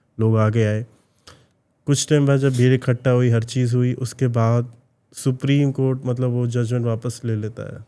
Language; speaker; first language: Hindi; native; Hindi